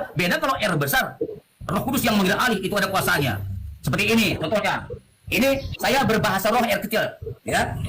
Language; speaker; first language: Indonesian; non-native, local second language; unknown